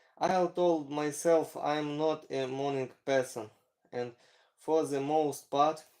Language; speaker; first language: English; non-native, learner; Ukrainian